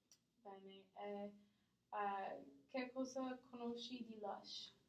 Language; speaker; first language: Italian; non-native, learner; English